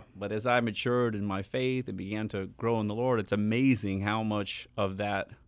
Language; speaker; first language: English; native; English